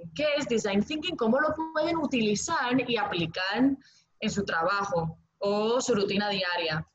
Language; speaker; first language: Spanish; non-native, fluent; Greek